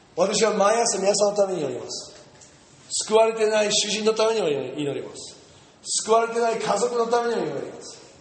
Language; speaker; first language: Japanese; non-native, fluent; English